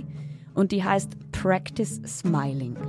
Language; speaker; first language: German; native; German